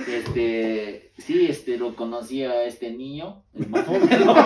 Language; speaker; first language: Spanish; non-native, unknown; Japanese